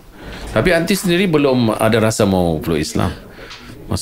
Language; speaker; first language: Malay; native; Malay